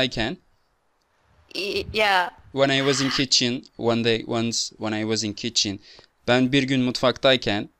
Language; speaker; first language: English; non-native, fluent; Turkish